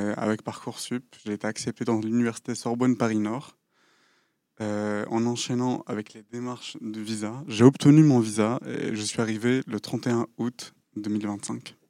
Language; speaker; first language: French; non-native, local second language; Kabyle